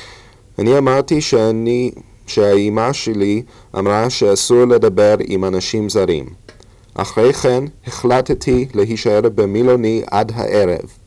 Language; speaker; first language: Hebrew; early bilingual, heritage; English